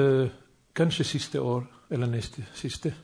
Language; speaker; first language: Danish; non-native, fluent; Bosnian